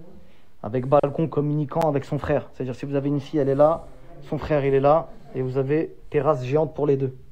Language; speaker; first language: French; native; French